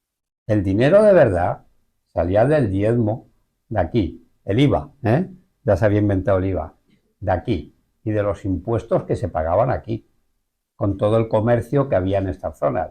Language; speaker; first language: Spanish; native; Spanish